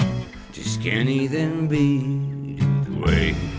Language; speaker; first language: Welsh; non-native, learner; English